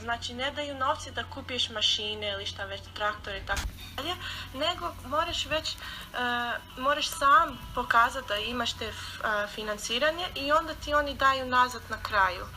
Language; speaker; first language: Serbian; early bilingual, heritage; Serbian